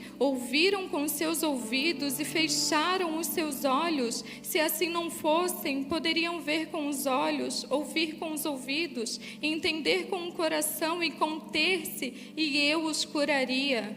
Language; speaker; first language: Portuguese; native; Portuguese